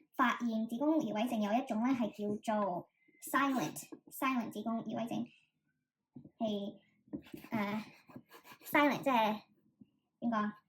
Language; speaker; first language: Cantonese; early bilingual, heritage; Cantonese